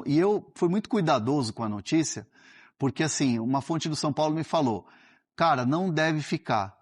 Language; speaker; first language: Portuguese; native; Portuguese